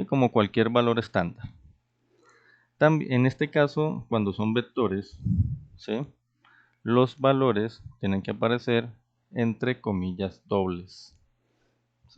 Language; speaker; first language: Spanish; native; Spanish